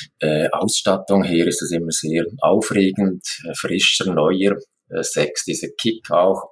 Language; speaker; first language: German; native; German